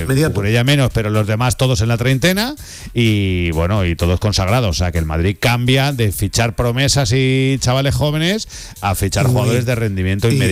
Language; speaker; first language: Spanish; native; Spanish